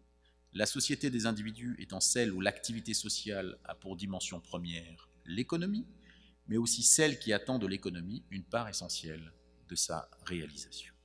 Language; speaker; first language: French; native; French